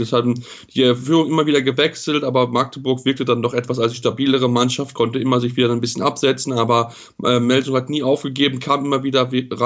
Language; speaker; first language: German; native; German